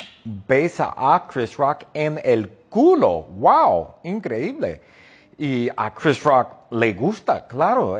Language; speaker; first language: Spanish; non-native, fluent; English